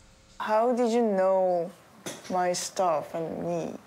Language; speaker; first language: English; non-native, learner; Korean